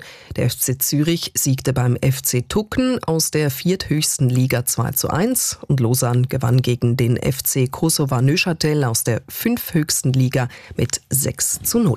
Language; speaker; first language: German; native; German